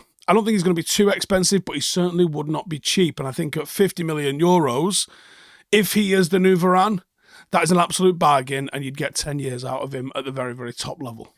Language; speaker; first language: English; native; English